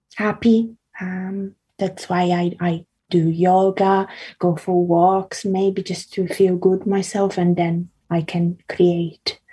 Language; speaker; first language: English; early bilingual, other home language; Italian